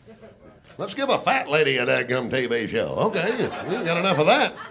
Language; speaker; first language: English; native; English